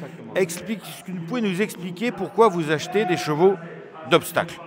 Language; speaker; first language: French; native; French